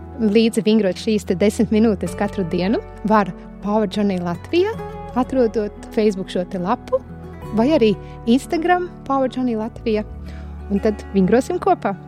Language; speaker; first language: Latvian; native; Latvian